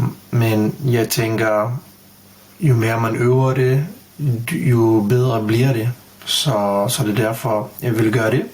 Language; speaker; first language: Danish; non-native, fluent; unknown